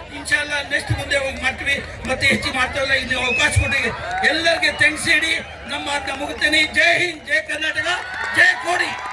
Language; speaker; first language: Kannada; non-native, local second language; Konkani